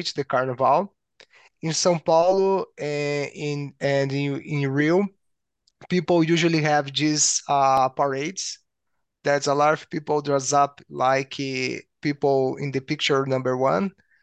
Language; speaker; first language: English; non-native, learner; Portuguese